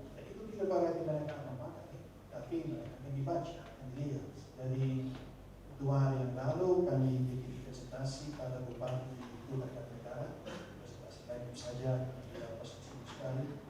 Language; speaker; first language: Indonesian; non-native, fluent; Dutch